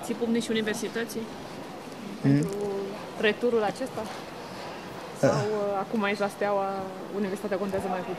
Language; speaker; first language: Romanian; native; Romanian